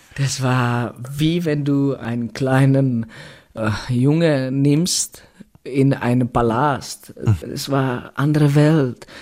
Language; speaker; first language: German; non-native, fluent; Czech